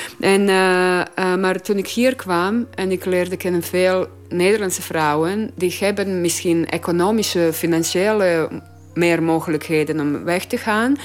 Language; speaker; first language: Dutch; non-native, learner; Croatian